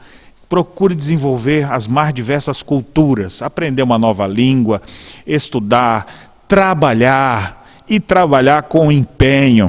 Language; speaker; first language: Portuguese; native; Portuguese